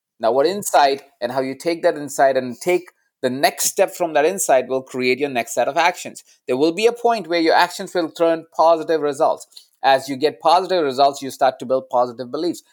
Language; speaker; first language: English; non-native, local second language; Hindi